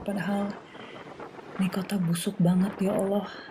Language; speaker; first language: Indonesian; early bilingual, other home language; English